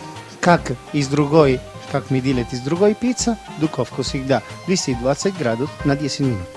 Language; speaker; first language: Russian; non-native, learner; Italian